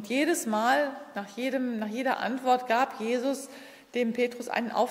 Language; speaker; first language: German; native; German